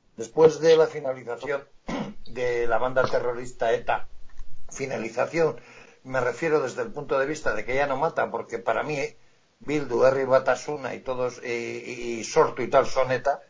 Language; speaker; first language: Spanish; non-native, local second language; Basque